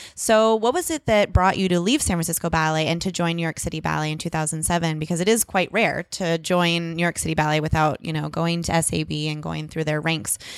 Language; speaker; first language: English; native; English